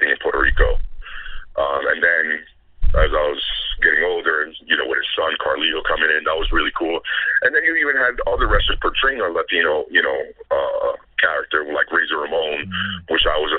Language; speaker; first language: English; non-native, fluent; Spanish